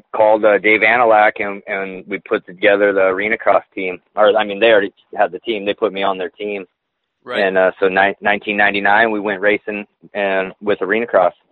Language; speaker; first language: English; native; English